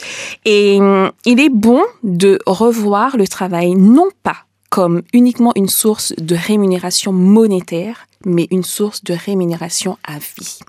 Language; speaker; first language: French; native; French